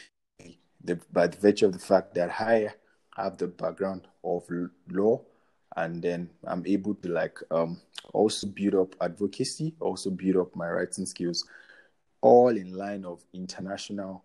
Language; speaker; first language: English; non-native, local second language; Yoruba